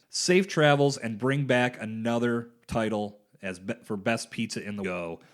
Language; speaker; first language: English; native; English